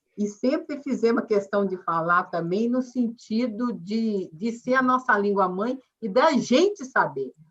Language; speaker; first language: Portuguese; native; Portuguese